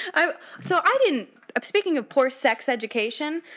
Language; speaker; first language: English; native; English